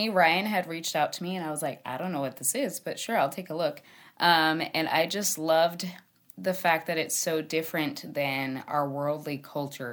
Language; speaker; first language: English; native; English